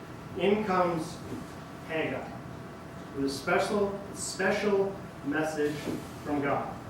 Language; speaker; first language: English; native; English